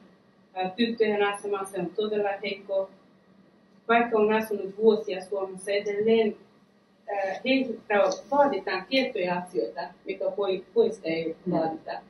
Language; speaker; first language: Finnish; non-native, fluent; Persian